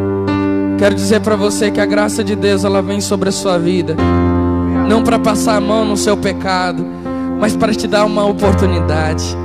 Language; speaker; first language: Portuguese; native; Portuguese